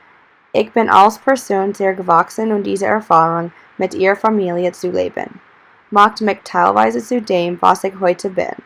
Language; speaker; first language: German; non-native, learner; English